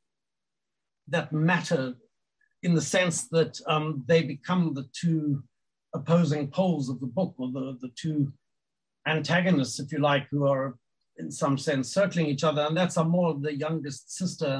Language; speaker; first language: English; native; English